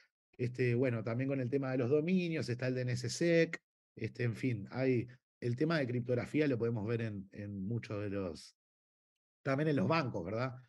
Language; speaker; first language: Spanish; native; Spanish